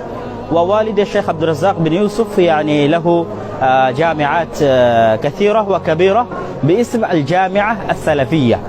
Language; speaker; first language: Arabic; non-native, fluent; Bangla